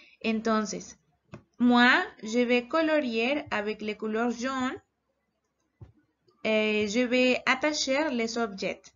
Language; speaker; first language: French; non-native, learner; Spanish